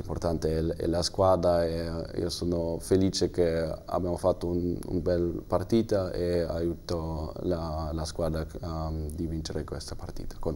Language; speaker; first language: Italian; non-native, learner; German